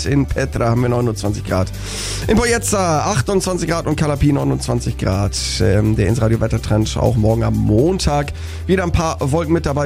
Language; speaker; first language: German; native; German